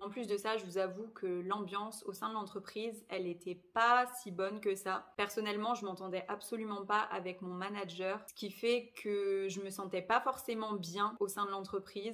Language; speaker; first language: French; native; French